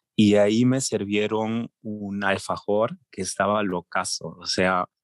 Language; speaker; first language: Spanish; early bilingual, heritage; German